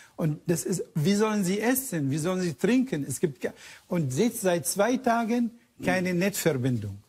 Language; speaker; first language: German; non-native, fluent; Arabic